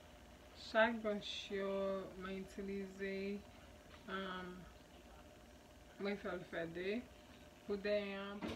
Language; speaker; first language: French; non-native, local second language; Haitian Creole